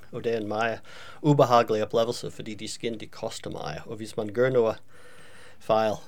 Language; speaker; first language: Danish; non-native, fluent; English